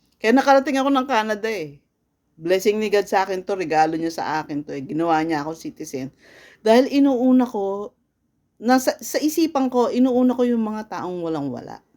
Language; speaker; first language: Filipino; native; Filipino